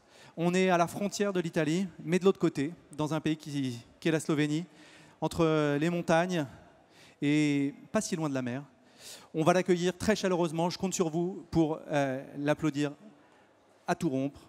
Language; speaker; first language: French; native; French